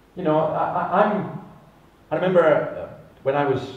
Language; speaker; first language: English; native; English